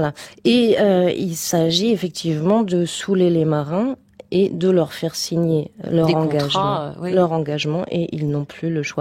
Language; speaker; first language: French; native; French